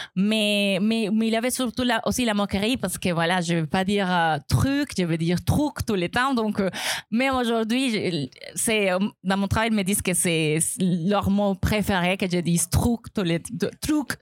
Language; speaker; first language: French; non-native, fluent; Spanish